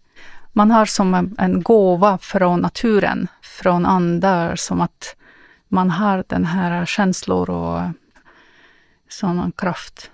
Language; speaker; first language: Swedish; non-native, fluent; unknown